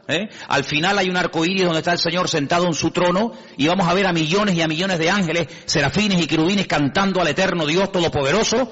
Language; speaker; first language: Spanish; native; Spanish